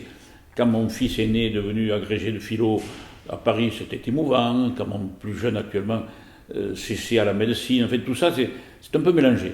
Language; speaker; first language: French; native; French